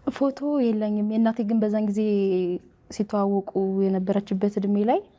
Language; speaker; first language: Amharic; native; Amharic